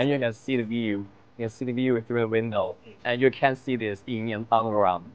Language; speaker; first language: English; non-native, fluent; Chinese